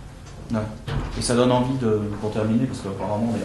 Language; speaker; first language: French; native; French